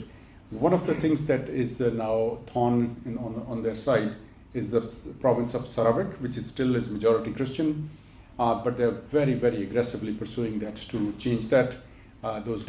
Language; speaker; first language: English; non-native, local second language; Urdu